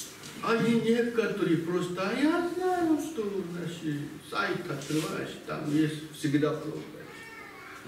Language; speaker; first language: Russian; non-native, learner; Korean